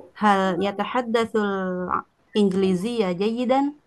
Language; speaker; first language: Arabic; non-native, learner; Indonesian